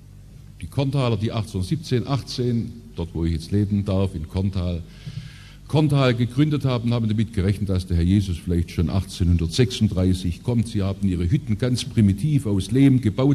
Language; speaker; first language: German; native; German